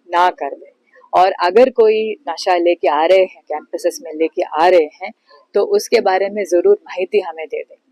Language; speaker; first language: Hindi; non-native, local second language; Marathi